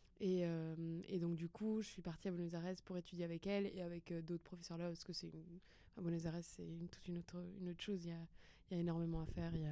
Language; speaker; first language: French; early bilingual, other home language; Portuguese